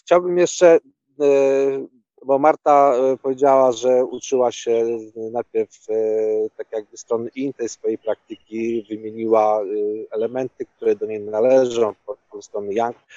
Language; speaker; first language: Polish; native; Polish